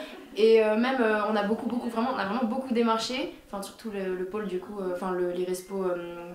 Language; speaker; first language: French; native; French